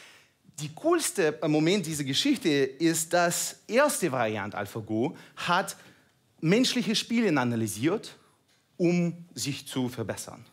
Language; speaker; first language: German; non-native, fluent; Russian